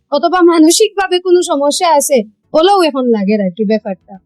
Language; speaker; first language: Bangla; non-native, local second language; Sylheti